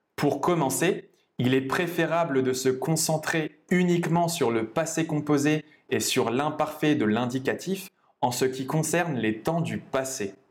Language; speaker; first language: French; native; French